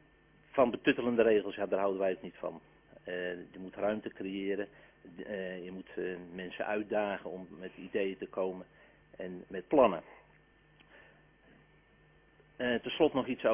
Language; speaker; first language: Dutch; native; Dutch